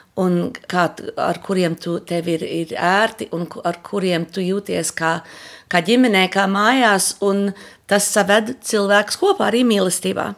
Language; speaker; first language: Latvian; early bilingual, heritage; Latvian